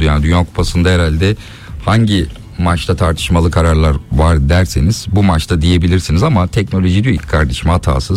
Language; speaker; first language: Turkish; native; Turkish